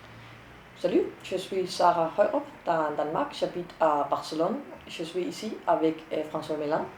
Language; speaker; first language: French; non-native, learner; Danish